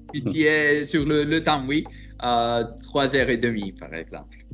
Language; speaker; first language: French; non-native, learner; Greek